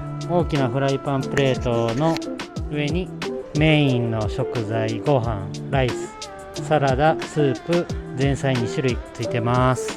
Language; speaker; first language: Japanese; native; Japanese